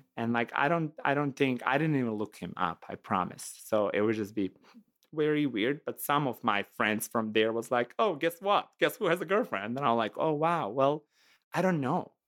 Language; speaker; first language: English; non-native, fluent; Serbian